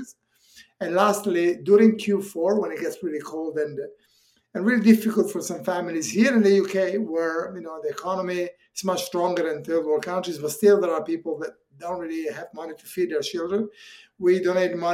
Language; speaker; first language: English; non-native, fluent; Italian